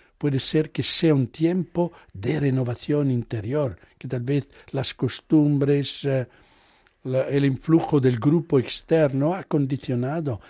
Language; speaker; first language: Spanish; non-native, fluent; Italian